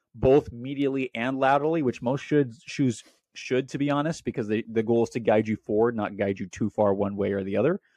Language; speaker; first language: English; native; English